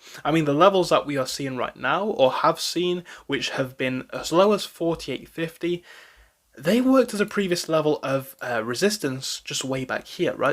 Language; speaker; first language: English; native; English